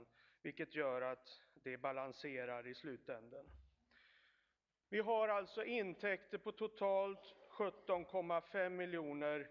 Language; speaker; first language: Swedish; native; Swedish